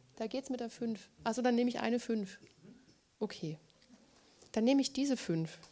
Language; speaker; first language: German; native; German